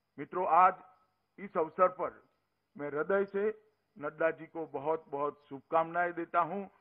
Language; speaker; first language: Hindi; non-native, local second language; Gujarati